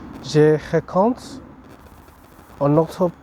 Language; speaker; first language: French; non-native, learner; English